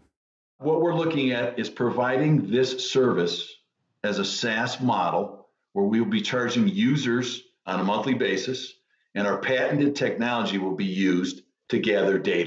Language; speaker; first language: English; native; English